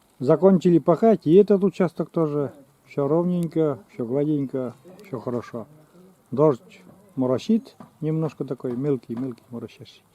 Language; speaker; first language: Russian; native; Russian